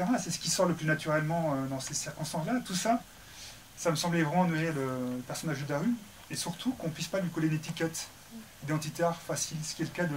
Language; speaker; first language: French; native; French